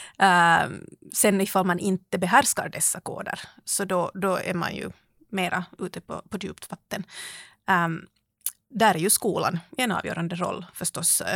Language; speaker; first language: Swedish; native; Swedish